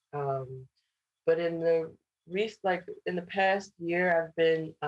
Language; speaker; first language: English; native; English